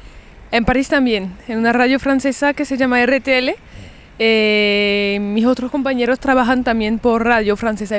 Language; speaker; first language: Spanish; early bilingual, heritage; French